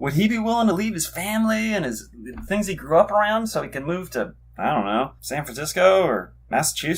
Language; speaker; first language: English; native; English